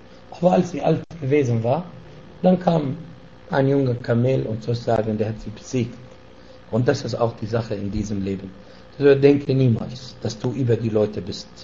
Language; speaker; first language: German; non-native, fluent; Arabic